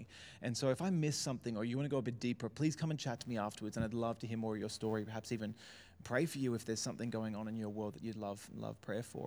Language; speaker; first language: English; native; English